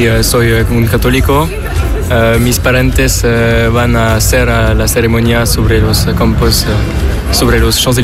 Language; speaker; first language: Spanish; non-native, learner; French